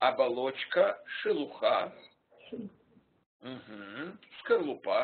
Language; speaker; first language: Russian; native; Russian